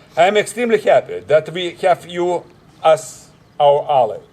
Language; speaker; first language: English; non-native, fluent; Lithuanian